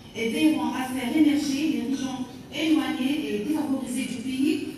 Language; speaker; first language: French; non-native, local second language; Arabic